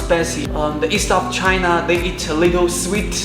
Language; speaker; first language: English; non-native, learner; Chinese